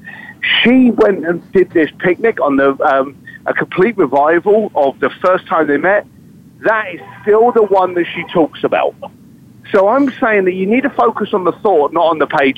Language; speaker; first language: English; native; English